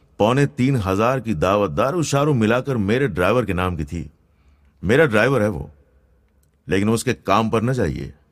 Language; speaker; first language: Hindi; non-native, local second language; Gujarati